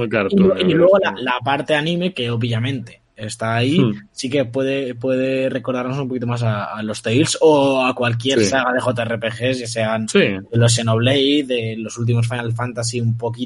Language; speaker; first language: Spanish; native; Spanish